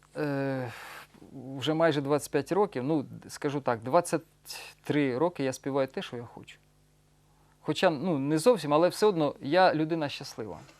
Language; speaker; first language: Ukrainian; non-native, local second language; Russian